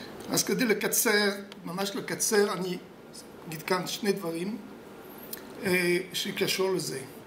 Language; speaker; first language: Hebrew; non-native, fluent; French